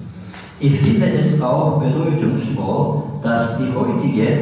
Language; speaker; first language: German; non-native, learner; Turkish